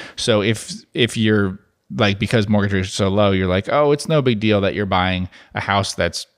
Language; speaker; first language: English; native; English